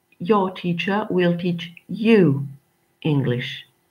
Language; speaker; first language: English; non-native, fluent; French